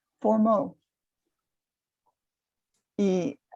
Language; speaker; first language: Portuguese; non-native, fluent; English